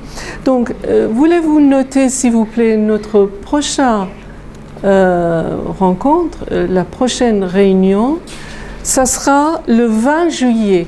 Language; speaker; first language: French; non-native, fluent; Persian